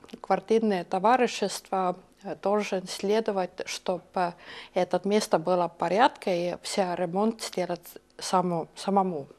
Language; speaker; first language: Russian; non-native, local second language; Estonian